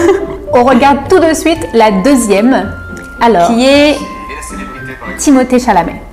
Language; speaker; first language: French; native; French